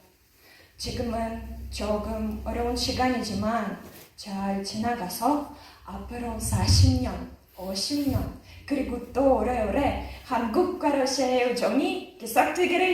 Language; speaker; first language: Korean; non-native, learner; Russian